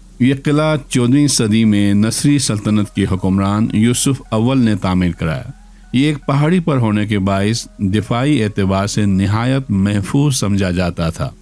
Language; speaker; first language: Urdu; non-native, local second language; Brahui